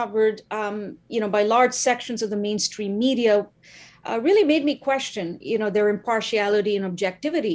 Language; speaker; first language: English; non-native, local second language; Tamil